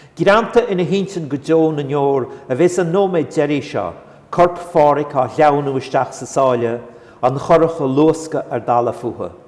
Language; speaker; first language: Irish; non-native, local second language; English